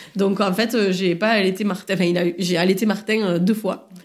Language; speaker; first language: French; native; French